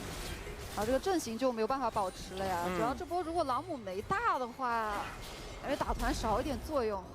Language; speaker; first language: Chinese; native; Chinese